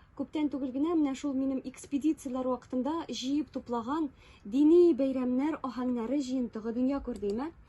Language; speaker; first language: Tatar; native; Tatar